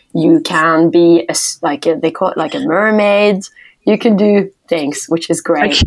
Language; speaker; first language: English; non-native, fluent; Norwegian